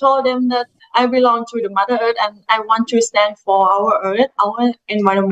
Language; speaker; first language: English; non-native, learner; Thai